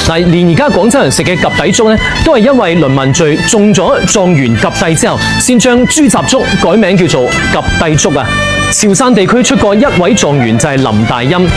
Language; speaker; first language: Cantonese; native; Cantonese